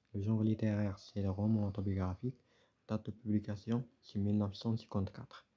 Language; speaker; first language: French; non-native, local second language; Arabic